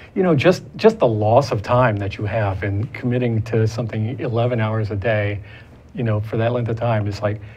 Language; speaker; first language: English; native; English